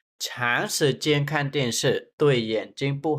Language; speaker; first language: Chinese; non-native, fluent; Khmer